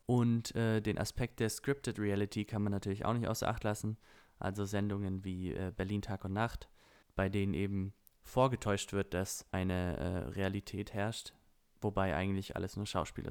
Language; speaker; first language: German; native; German